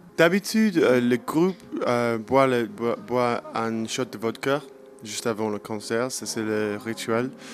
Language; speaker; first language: French; non-native, learner; English